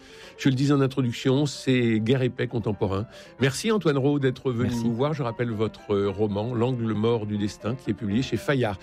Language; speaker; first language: French; native; French